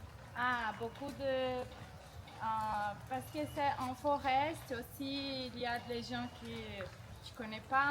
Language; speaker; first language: French; non-native, learner; Portuguese